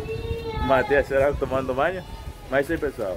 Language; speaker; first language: Portuguese; non-native, fluent; Spanish